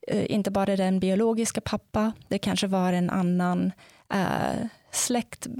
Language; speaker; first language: Swedish; non-native, fluent; English